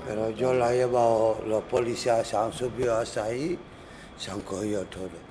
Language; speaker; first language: Spanish; non-native, learner; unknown